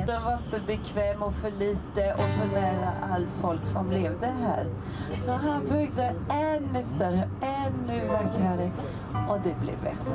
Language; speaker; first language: Swedish; non-native, fluent; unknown